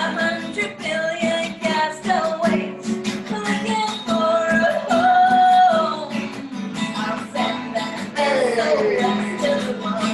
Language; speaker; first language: English; non-native, fluent; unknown